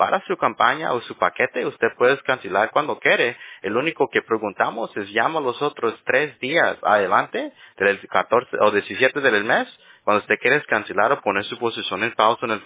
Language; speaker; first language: Spanish; early bilingual, heritage; Spanish